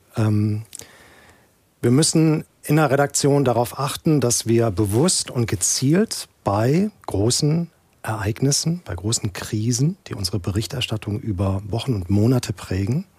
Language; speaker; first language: German; native; German